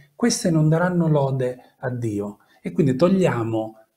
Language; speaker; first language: Italian; native; Italian